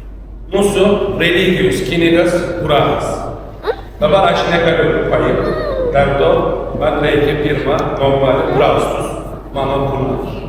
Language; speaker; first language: Lithuanian; non-native, learner; Turkish